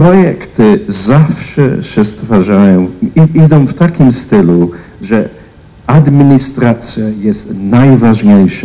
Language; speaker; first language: Polish; non-native, fluent; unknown